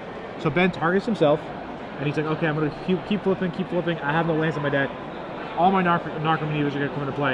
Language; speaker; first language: English; native; English